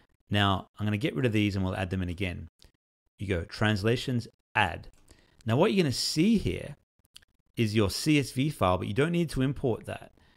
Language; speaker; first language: English; native; English